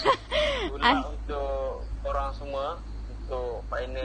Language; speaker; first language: Malay; native; Malay